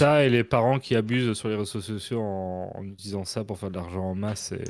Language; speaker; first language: French; native; French